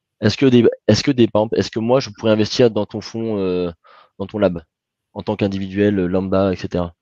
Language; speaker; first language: French; native; French